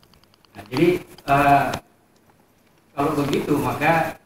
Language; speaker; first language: Indonesian; native; Indonesian